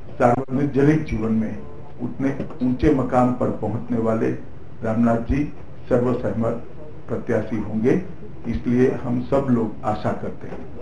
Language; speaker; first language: Hindi; non-native, local second language; Gujarati